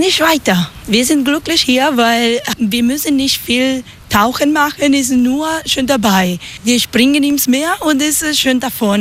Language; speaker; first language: German; non-native, learner; Spanish